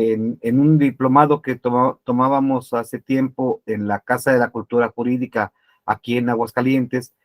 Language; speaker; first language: Spanish; native; Spanish